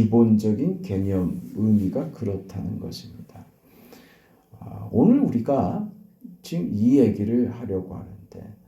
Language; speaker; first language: Korean; native; Korean